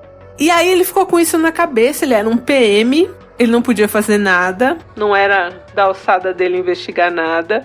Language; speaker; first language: Portuguese; native; Portuguese